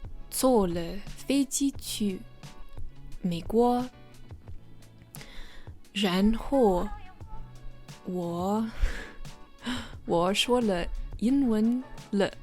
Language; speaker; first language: Chinese; non-native, learner; English